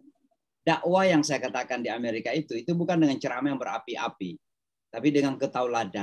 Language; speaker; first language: Indonesian; native; Indonesian